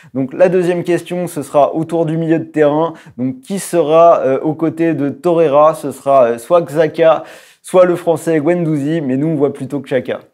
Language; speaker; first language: French; native; French